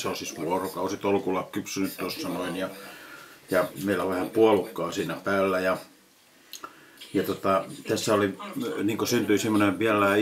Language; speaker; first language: Finnish; native; Finnish